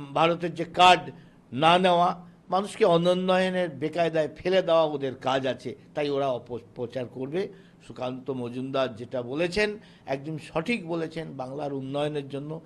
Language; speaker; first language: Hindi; non-native, local second language; Bangla